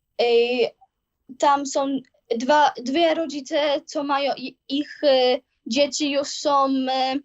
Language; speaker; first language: Polish; early bilingual, heritage; Polish